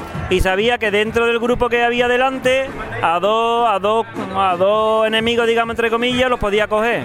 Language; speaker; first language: Spanish; native; Spanish